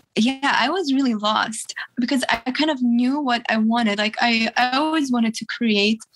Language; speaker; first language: English; early bilingual, other home language; Russian